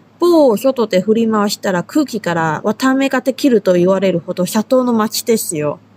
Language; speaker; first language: Japanese; non-native, fluent; Chinese